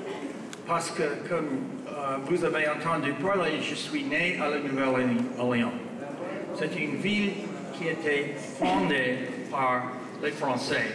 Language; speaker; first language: French; non-native, fluent; English